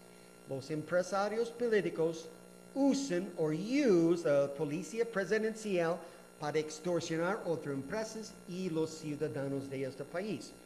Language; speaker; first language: Spanish; non-native, learner; English